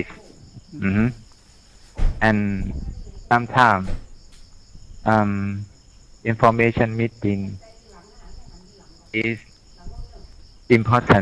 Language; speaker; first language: English; non-native, learner; Thai